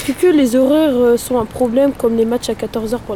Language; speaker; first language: French; native; French